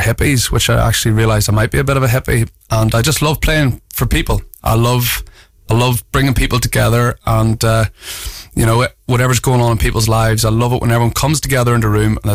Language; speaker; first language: English; native; English